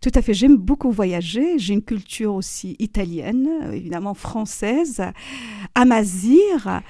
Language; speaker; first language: French; non-native, local second language; Arabic